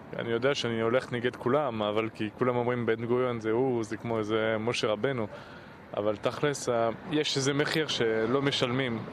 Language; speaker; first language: Hebrew; non-native, fluent; French